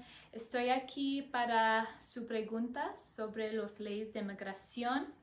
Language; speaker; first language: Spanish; non-native, learner; English